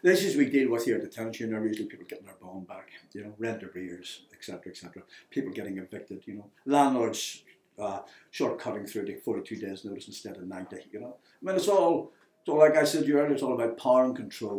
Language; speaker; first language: English; native; English